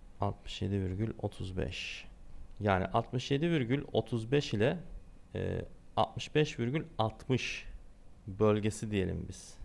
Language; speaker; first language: Turkish; native; Turkish